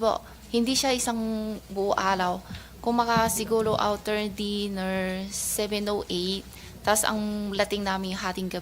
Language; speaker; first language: Filipino; non-native, learner; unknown